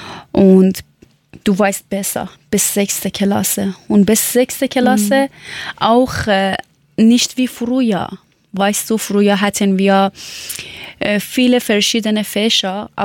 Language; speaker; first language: German; non-native, learner; Persian